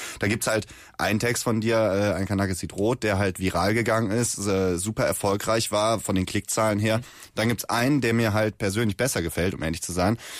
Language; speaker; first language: German; native; German